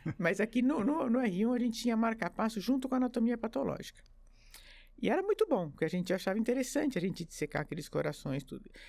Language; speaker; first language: Portuguese; early bilingual, other home language; French